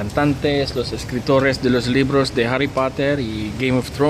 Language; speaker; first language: Spanish; non-native, fluent; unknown